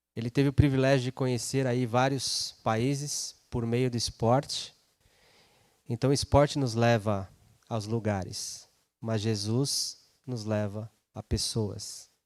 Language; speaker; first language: Portuguese; native; Portuguese